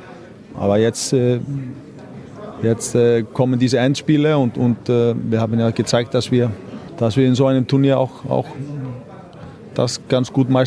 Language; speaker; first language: German; non-native, fluent; Icelandic